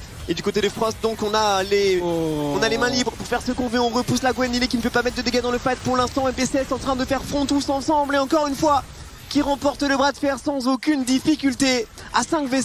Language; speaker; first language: French; native; French